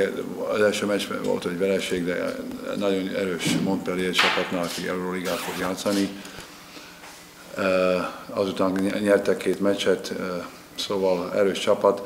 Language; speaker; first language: Hungarian; non-native, fluent; Slovak